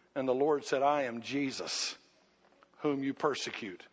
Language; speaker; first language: English; native; English